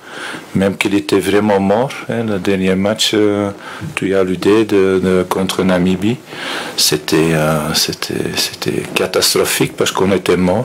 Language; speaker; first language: French; non-native, fluent; Dutch